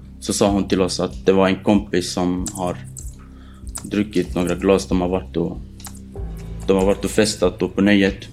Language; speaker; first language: Swedish; non-native, fluent; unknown